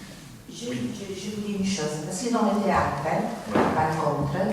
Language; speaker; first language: French; non-native, fluent; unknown